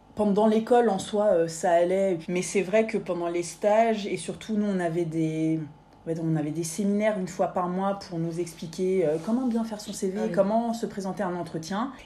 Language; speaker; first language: French; native; French